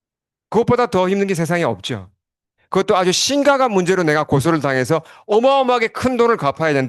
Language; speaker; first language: Korean; native; Korean